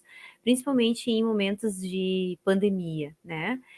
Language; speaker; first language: Portuguese; native; Portuguese